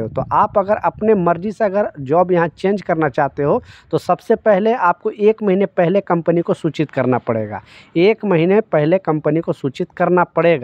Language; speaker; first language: Hindi; native; Hindi